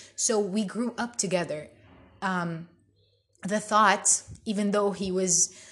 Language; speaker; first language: English; early bilingual, other home language; Arabic